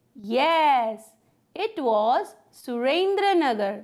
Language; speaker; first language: English; non-native, local second language; Gujarati